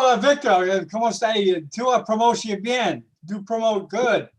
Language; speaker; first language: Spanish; non-native, learner; English